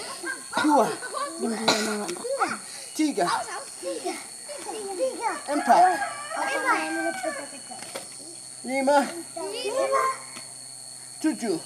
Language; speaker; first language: Indonesian; non-native, learner; English